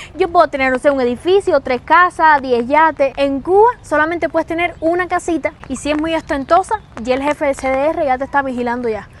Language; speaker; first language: Spanish; native; Spanish